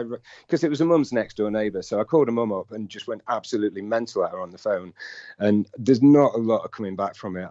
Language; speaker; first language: English; native; English